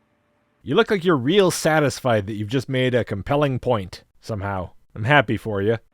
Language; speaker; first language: English; native; English